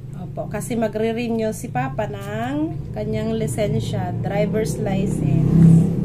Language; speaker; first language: Filipino; non-native, local second language; Bikol